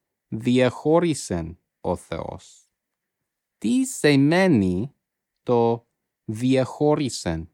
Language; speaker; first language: Greek; non-native, fluent; English